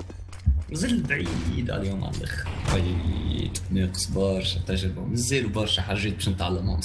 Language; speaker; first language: Arabic; native; Arabic